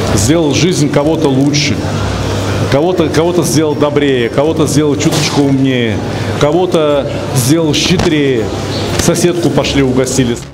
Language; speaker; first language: Russian; native; Russian